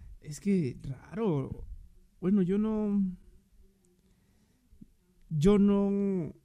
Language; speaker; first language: Spanish; native; Spanish